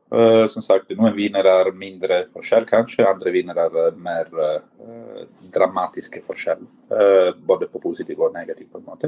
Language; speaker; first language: Norwegian; non-native, fluent; Italian